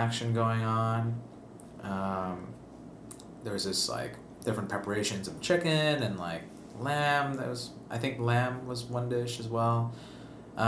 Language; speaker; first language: English; non-native, local second language; Filipino